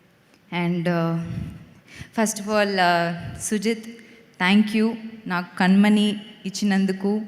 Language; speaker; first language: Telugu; non-native, local second language; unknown